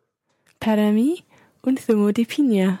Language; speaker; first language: Spanish; non-native, learner; English